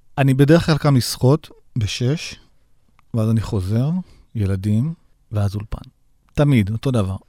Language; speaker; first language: Hebrew; native; Hebrew